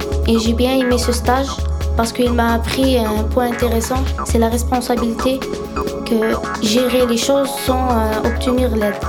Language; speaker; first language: French; non-native, fluent; Arabic